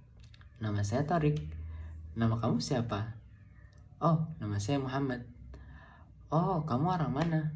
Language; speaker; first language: Indonesian; non-native, fluent; Arabic